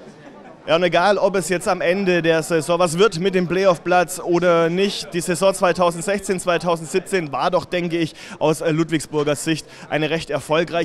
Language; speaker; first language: German; native; German